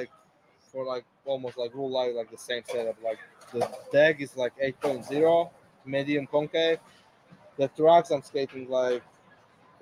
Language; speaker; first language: English; non-native, learner; Slovak